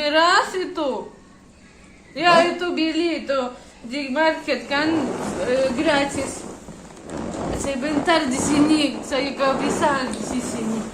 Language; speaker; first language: Indonesian; non-native, learner; Russian